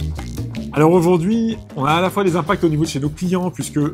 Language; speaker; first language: French; native; French